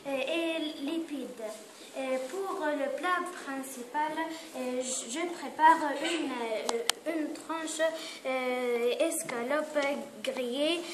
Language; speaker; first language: French; non-native, learner; Arabic